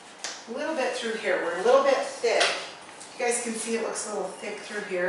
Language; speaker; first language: English; native; English